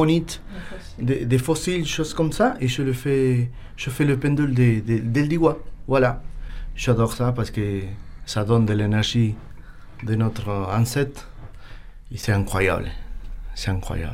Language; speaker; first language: French; non-native, learner; Spanish